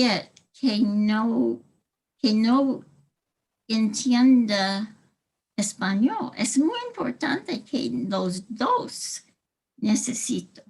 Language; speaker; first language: Spanish; early bilingual, heritage; English